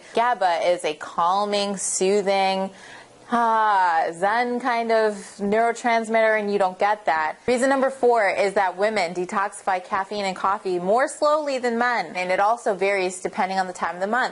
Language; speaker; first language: English; native; English